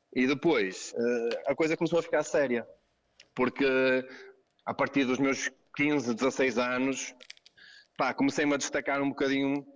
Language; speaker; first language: Portuguese; native; Portuguese